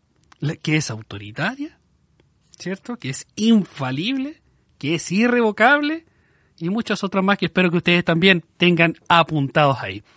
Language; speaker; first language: Spanish; native; Spanish